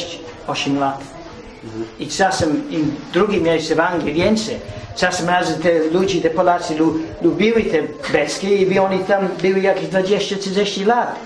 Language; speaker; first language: Polish; early bilingual, heritage; English